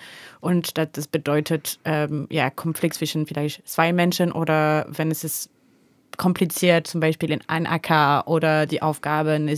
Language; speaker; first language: German; non-native, learner; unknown